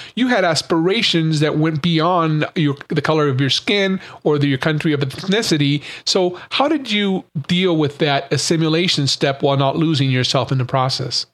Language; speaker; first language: English; native; English